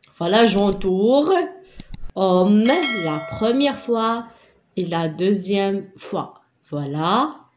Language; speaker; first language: French; non-native, local second language; Arabic